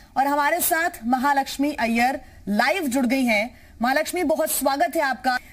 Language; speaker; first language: Hindi; native; Hindi